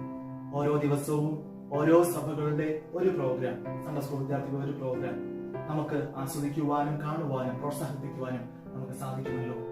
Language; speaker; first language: Malayalam; native; Malayalam